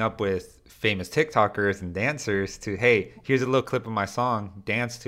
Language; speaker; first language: English; early bilingual, other home language; Spanish